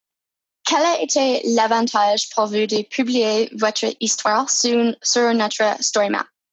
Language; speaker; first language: French; non-native, fluent; English